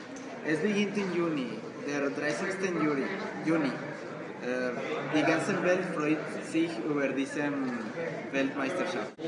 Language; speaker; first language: German; non-native, learner; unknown